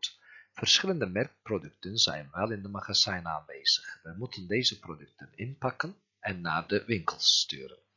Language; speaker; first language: Dutch; non-native, learner; Turkish